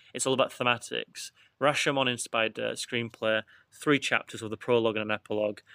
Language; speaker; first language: English; native; English